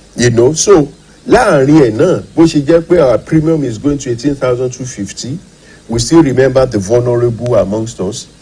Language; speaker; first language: English; non-native, local second language; Yoruba